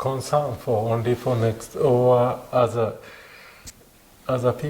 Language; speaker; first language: English; non-native, learner; Japanese